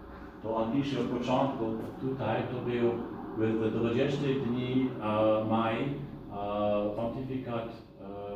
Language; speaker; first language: Polish; non-native, fluent; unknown